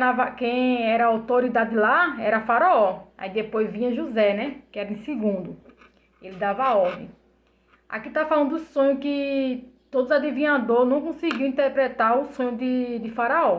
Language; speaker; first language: Portuguese; native; Portuguese